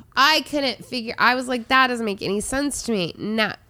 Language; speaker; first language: English; native; English